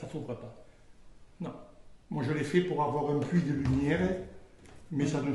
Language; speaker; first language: French; native; French